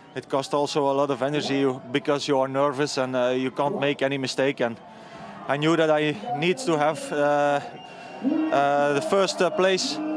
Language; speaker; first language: English; non-native, fluent; Dutch